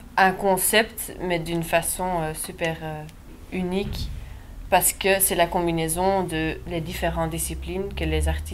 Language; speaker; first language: French; non-native, local second language; Dutch